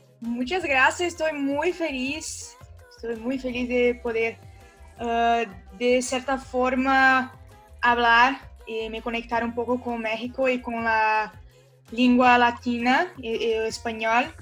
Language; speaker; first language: Spanish; non-native, learner; Portuguese